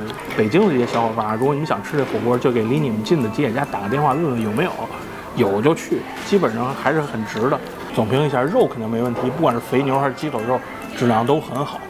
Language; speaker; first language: Chinese; native; Chinese